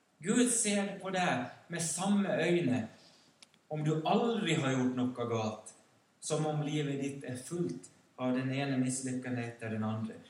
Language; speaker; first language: Swedish; native; Swedish